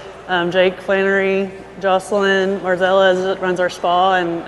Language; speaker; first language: English; native; English